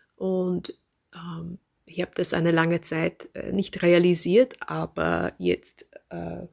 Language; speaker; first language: German; non-native, fluent; English